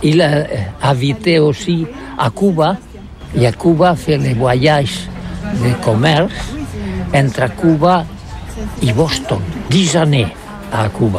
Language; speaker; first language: French; non-native, learner; Catalan